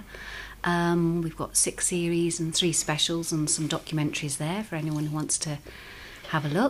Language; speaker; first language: English; native; English